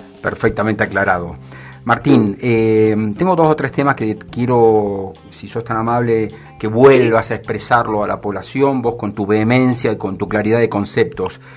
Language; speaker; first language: Spanish; native; Spanish